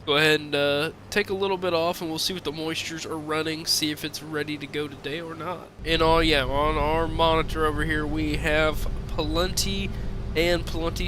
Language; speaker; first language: English; native; English